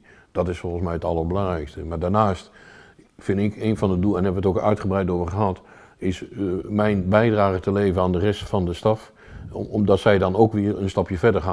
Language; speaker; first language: Dutch; native; Dutch